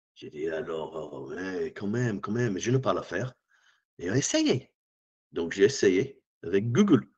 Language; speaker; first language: French; non-native, learner; English